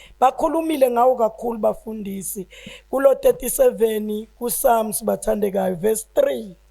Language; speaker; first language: Zulu; non-native, local second language; Swati